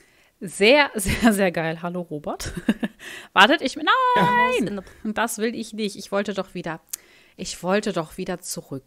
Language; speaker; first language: German; native; German